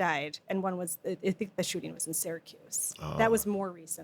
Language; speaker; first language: English; native; English